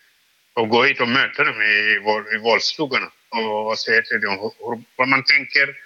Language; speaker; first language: Swedish; non-native, fluent; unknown